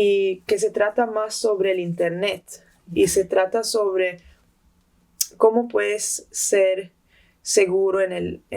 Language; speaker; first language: Spanish; early bilingual, heritage; Spanish